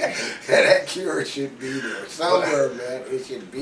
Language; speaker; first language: English; native; English